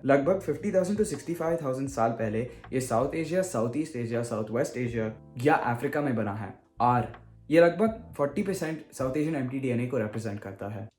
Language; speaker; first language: Hindi; early bilingual, heritage; Hindi